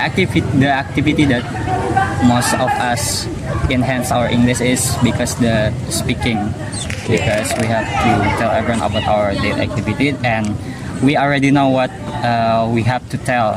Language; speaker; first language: English; non-native, learner; Indonesian